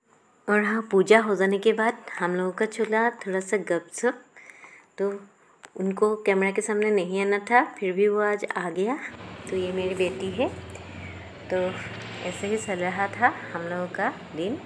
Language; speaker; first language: Hindi; non-native, local second language; Assamese